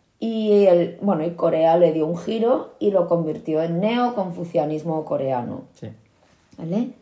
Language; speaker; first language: Spanish; early bilingual, other home language; Korean